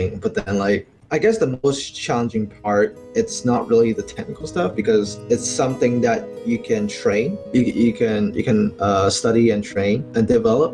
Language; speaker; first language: English; non-native, local second language; Cantonese